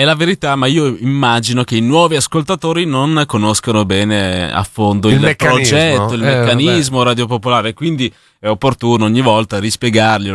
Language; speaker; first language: Italian; native; Italian